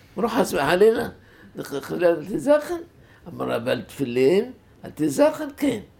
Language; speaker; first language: Hebrew; non-native, fluent; Arabic